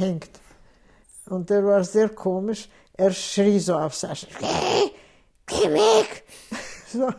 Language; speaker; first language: German; non-native, fluent; Russian